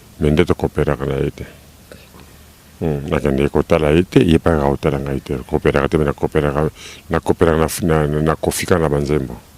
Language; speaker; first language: Lingala; native; Lingala